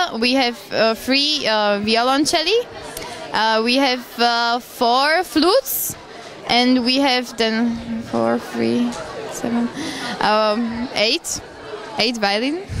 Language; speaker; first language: English; non-native, fluent; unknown